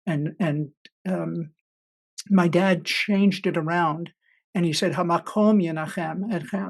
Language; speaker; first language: English; native; English